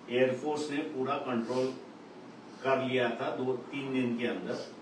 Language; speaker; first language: Hindi; non-native, local second language; Marathi